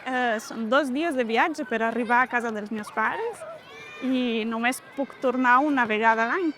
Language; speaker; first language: Catalan; non-native, fluent; Portuguese